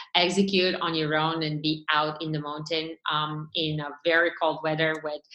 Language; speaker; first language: English; non-native, fluent; Bulgarian